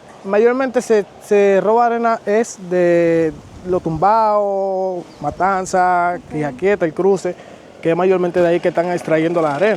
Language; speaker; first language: Spanish; native; Spanish